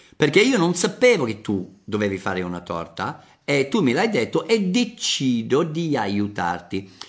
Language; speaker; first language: Italian; non-native, fluent; English